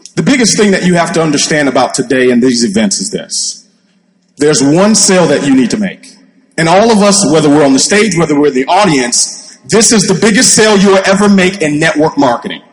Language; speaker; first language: English; native; English